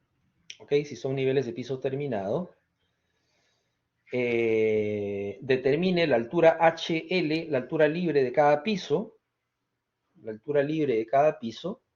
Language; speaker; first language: Spanish; native; Spanish